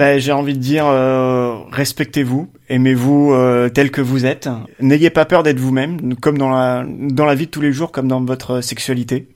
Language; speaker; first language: French; native; French